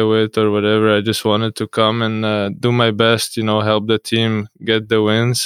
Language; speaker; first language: English; non-native, fluent; Russian